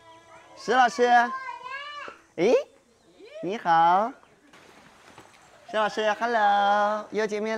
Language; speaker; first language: Chinese; native; Chinese